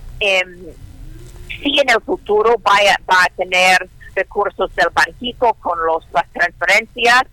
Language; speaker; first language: Spanish; non-native, learner; English